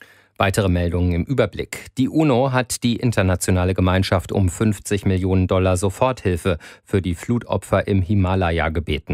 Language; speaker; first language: German; native; German